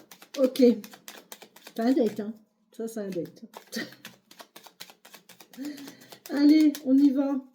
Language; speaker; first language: French; native; French